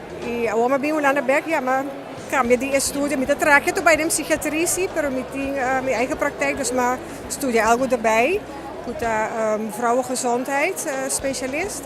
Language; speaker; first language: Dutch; non-native, local second language; Papiamento